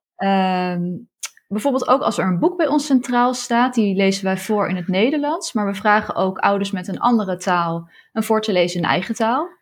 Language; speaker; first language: Dutch; native; Dutch